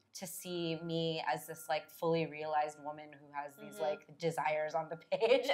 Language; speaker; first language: English; native; English